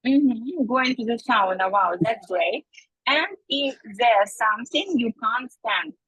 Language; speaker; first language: English; non-native, fluent; Ukrainian